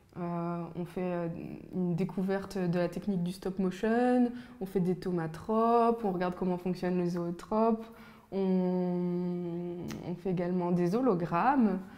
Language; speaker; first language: French; native; French